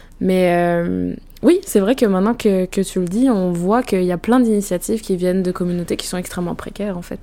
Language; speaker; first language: French; native; French